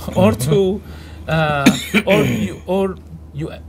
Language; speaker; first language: English; non-native, fluent; Arabic